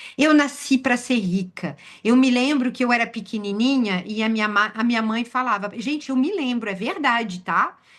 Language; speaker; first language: Portuguese; non-native, fluent; French